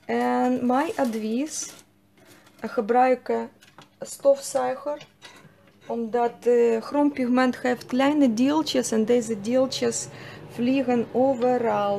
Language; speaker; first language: Dutch; non-native, fluent; Russian